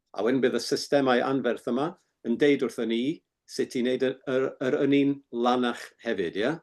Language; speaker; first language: Welsh; native; Welsh